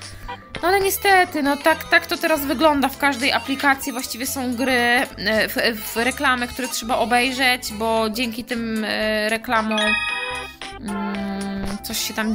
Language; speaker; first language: Polish; native; Polish